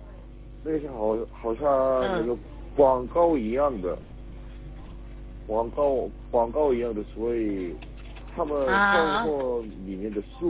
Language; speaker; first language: Chinese; non-native, learner; Korean